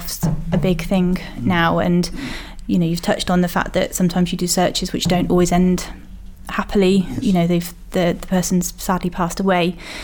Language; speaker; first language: English; native; English